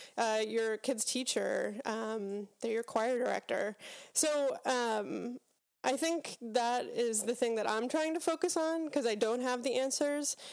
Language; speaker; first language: English; native; English